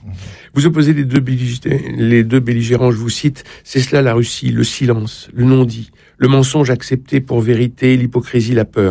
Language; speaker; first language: French; native; French